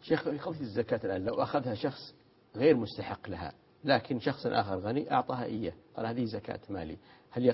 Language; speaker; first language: Arabic; native; Arabic